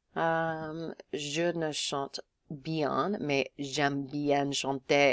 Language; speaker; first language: French; non-native, fluent; English